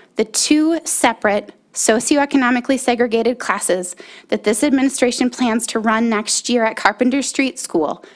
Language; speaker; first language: English; native; English